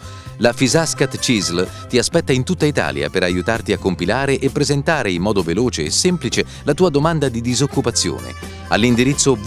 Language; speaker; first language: Italian; native; Italian